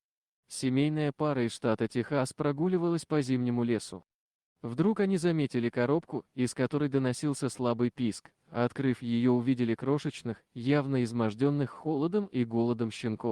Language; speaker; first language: Russian; native; Russian